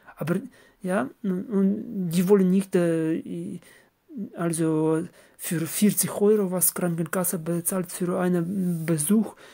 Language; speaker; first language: German; non-native, learner; Russian